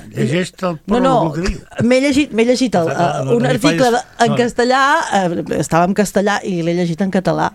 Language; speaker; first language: Catalan; native; Catalan